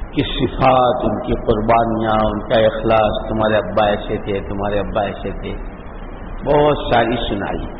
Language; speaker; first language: Urdu; native; Urdu